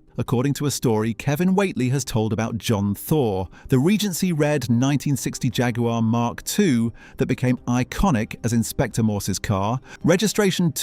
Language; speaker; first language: English; native; English